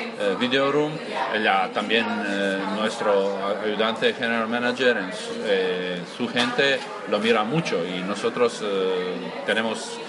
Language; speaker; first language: Spanish; non-native, learner; Croatian